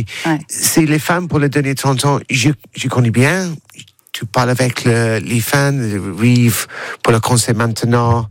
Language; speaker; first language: French; non-native, learner; English